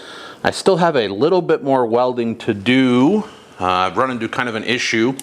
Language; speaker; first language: English; native; English